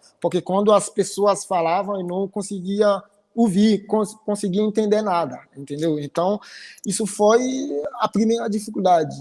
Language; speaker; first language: Portuguese; non-native, fluent; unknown